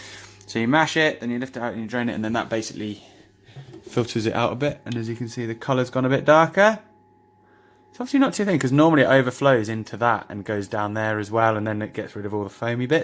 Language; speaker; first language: English; native; English